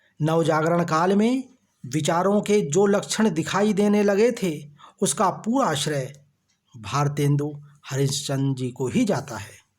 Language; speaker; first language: Hindi; native; Hindi